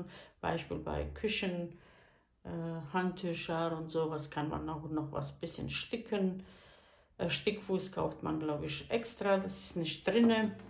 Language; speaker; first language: German; non-native, fluent; Croatian